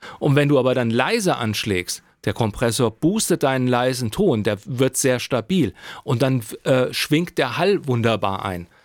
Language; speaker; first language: German; native; German